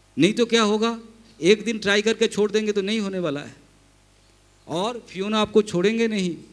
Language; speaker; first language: Hindi; non-native, local second language; Bangla